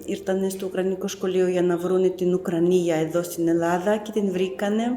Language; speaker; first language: Greek; non-native, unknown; Ukrainian